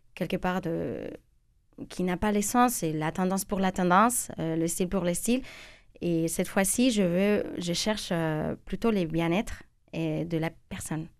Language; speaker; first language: French; non-native, fluent; Spanish